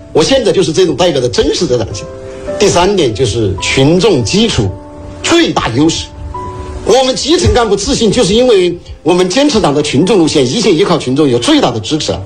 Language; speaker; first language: Chinese; native; Chinese